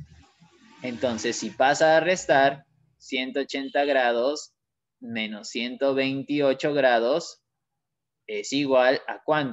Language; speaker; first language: Spanish; native; Spanish